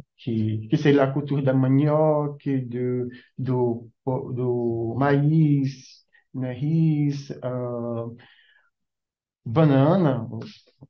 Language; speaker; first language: French; non-native, learner; Portuguese